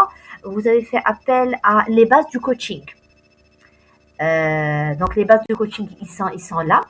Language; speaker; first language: French; non-native, local second language; Arabic